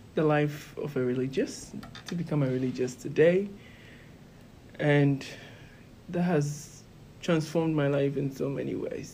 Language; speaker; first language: English; non-native, local second language; Ewe